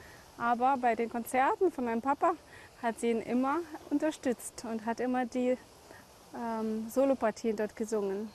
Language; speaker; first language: German; native; German